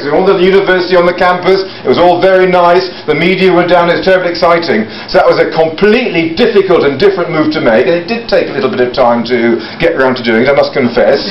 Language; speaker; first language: English; native; English